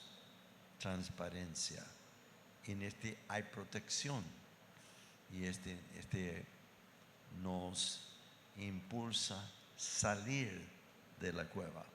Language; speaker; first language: Spanish; non-native, fluent; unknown